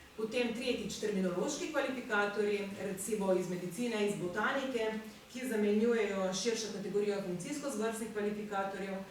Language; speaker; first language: Slovenian; native; Slovenian